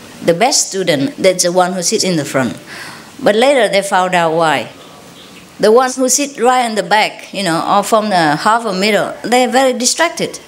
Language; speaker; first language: English; non-native, fluent; Vietnamese